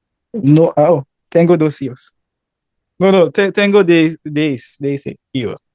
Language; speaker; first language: Spanish; non-native, learner; English